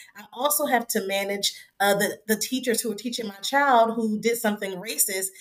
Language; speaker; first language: English; native; English